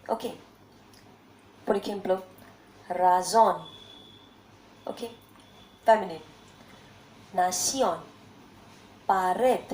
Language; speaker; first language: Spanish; non-native, learner; Bangla